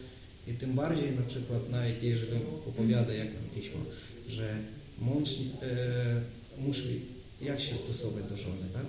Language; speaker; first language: Polish; non-native, learner; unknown